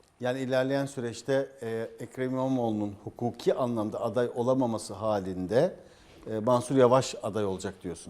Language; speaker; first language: Turkish; native; Turkish